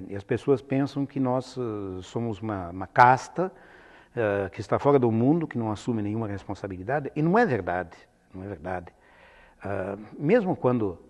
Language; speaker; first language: Portuguese; non-native, fluent; Italian